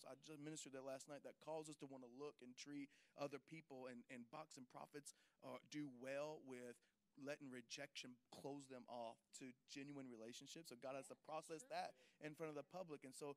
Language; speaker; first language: English; native; English